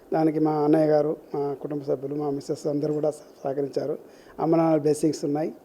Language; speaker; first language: Telugu; native; Telugu